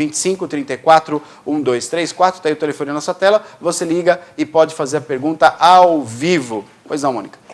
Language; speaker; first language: Portuguese; native; Portuguese